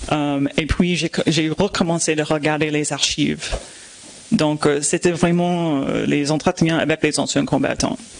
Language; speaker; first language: French; non-native, fluent; English